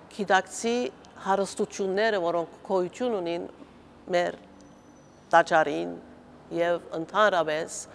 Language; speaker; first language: Armenian; native; Armenian